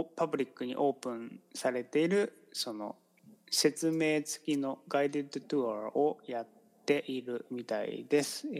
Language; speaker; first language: Japanese; native; Japanese